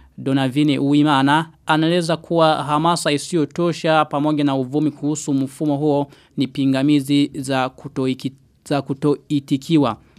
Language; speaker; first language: Swahili; non-native, local second language; Rundi